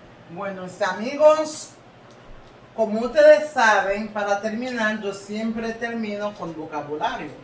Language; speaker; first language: Spanish; non-native, learner; Haitian Creole